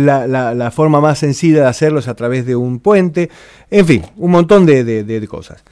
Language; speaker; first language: Spanish; native; Spanish